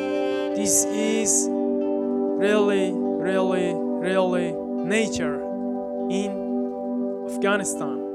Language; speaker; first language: English; non-native, learner; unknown